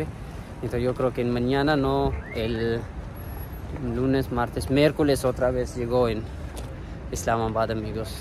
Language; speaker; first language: Spanish; non-native, learner; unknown